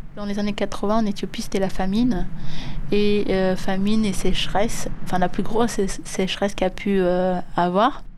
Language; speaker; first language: French; early bilingual, other home language; Amharic